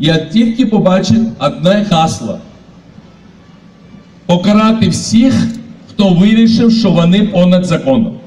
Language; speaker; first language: Ukrainian; non-native, fluent; Georgian